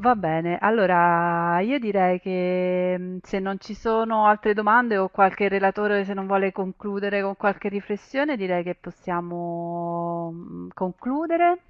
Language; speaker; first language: Italian; native; Italian